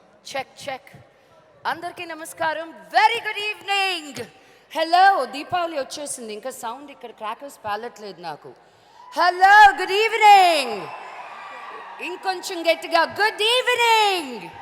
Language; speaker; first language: Telugu; native; Telugu